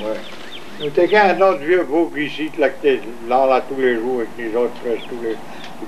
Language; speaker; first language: French; native; French